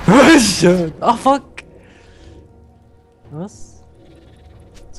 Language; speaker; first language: German; native; German